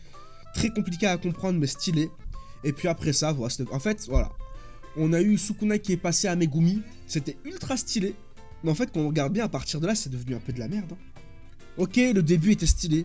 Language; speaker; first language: French; native; French